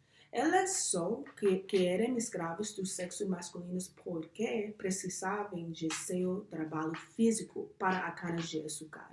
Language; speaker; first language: Portuguese; non-native, learner; English